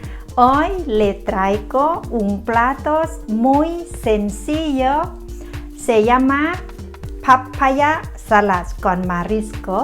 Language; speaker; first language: Spanish; non-native, learner; Thai